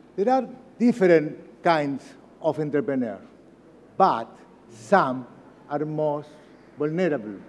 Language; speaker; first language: English; non-native, learner; Spanish